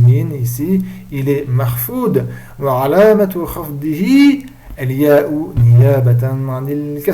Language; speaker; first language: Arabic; non-native, fluent; French